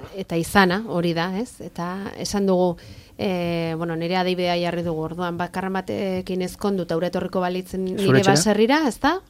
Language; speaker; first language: Basque; native; Basque